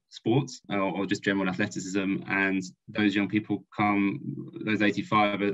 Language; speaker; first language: English; native; English